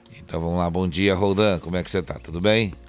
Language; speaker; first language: Portuguese; native; Portuguese